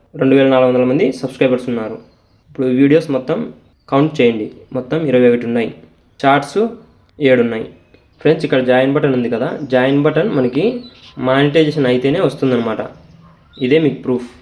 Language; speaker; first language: Telugu; native; Telugu